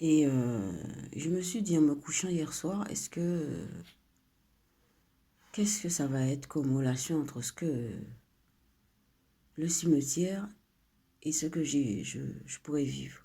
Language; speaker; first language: French; native; French